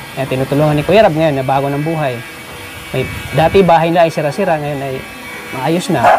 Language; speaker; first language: Filipino; non-native, local second language; Cebuano